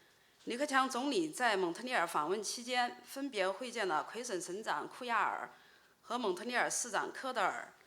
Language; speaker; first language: Chinese; native; Chinese